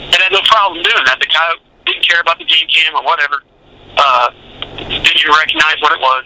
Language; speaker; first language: English; native; English